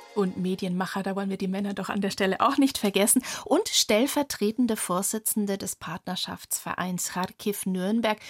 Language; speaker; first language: German; native; German